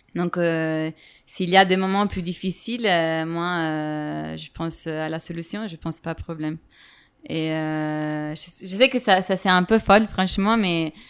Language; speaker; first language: French; non-native, fluent; Italian